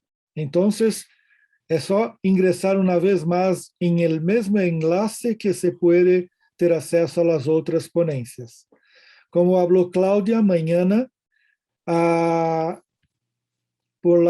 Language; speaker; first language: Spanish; non-native, learner; Portuguese